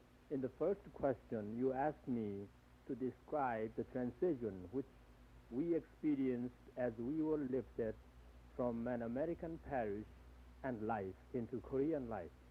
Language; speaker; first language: English; non-native, fluent; Korean